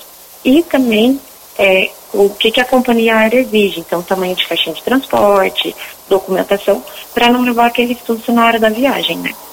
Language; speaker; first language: Portuguese; native; Portuguese